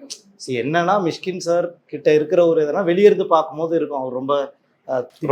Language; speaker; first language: Tamil; native; Tamil